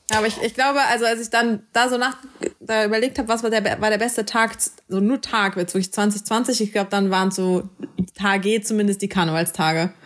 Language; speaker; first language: German; native; German